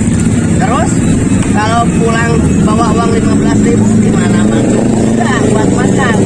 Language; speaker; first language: Indonesian; non-native, local second language; Sundanese